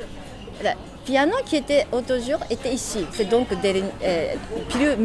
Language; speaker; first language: French; non-native, learner; Japanese